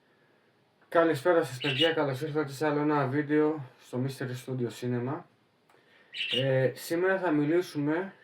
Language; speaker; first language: Greek; native; Greek